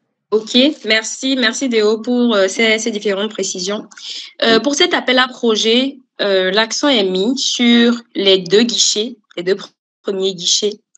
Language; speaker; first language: French; native; French